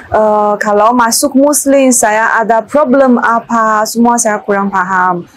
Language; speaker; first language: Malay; non-native, learner; Chinese